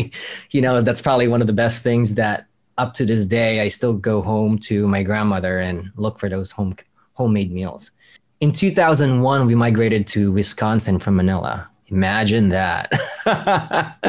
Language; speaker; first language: English; non-native, local second language; Filipino